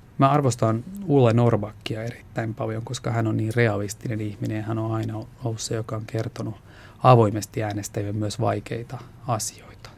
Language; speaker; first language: Finnish; non-native, local second language; Swedish